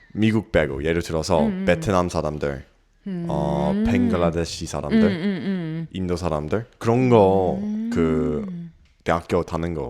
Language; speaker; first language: Korean; non-native, learner; English